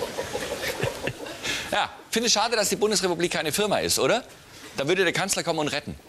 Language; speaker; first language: German; native; German